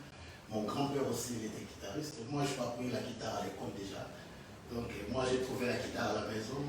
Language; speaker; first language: French; non-native, local second language; Lingala